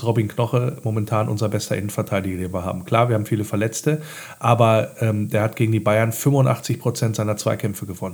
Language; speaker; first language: German; native; German